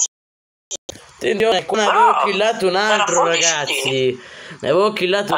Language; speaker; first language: Italian; native; Italian